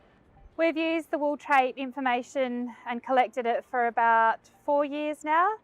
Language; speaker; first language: English; native; English